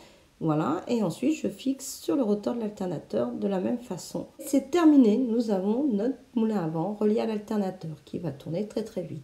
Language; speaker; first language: French; native; French